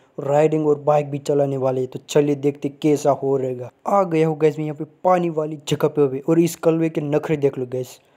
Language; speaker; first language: Hindi; non-native, local second language; Gujarati